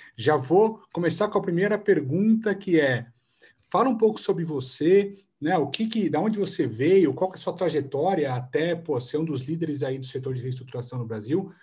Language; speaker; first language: Portuguese; native; Portuguese